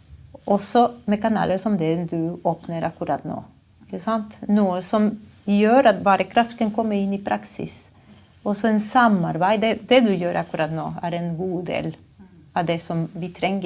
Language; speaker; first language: Norwegian; non-native, fluent; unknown